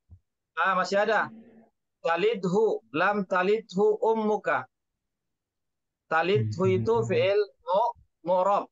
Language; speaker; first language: Arabic; non-native, fluent; Indonesian